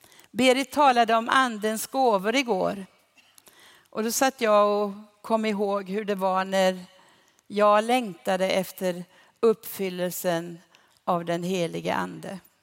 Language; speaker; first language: Swedish; non-native, fluent; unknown